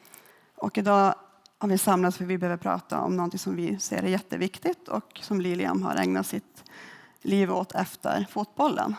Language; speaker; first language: Swedish; native; Swedish